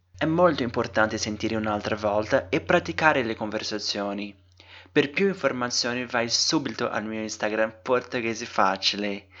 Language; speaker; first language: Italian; non-native, fluent; Portuguese